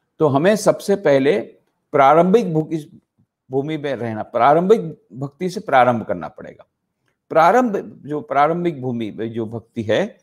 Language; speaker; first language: Hindi; non-native, local second language; Gujarati